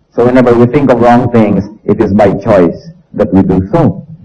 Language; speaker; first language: English; non-native, local second language; Filipino